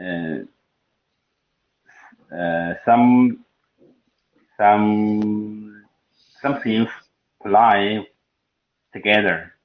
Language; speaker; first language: English; non-native, learner; Chinese